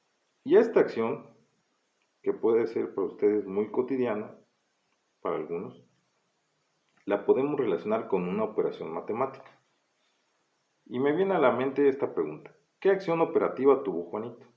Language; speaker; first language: Spanish; native; Spanish